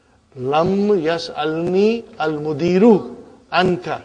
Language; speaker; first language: Arabic; non-native, learner; Urdu